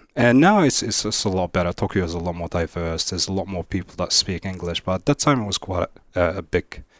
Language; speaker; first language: English; non-native, fluent; Arabic